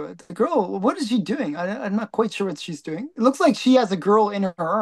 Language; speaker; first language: English; native; English